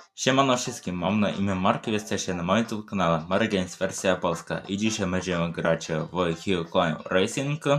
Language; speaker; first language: Polish; early bilingual, other home language; Ukrainian